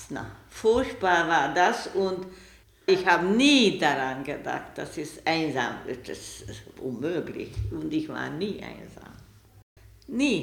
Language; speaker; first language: German; non-native, learner; Hungarian